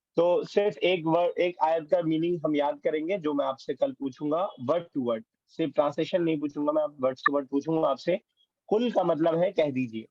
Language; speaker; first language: Urdu; native; Urdu